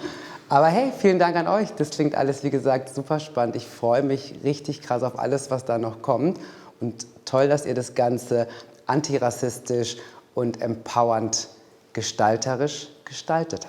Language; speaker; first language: German; native; German